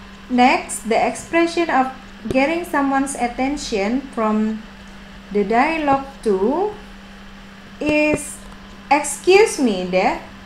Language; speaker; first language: English; non-native, fluent; Indonesian